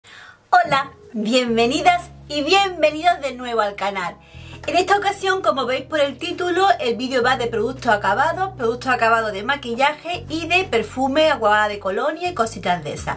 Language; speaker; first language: Spanish; native; Spanish